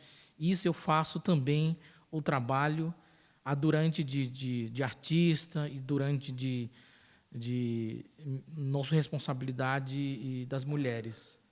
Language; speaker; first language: Portuguese; non-native, local second language; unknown